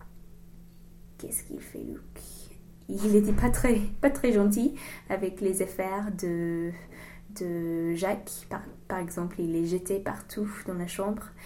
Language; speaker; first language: French; non-native, learner; English